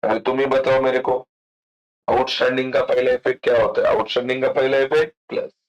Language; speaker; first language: Hindi; non-native, local second language; Marathi